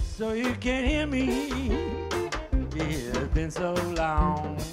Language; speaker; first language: English; native; English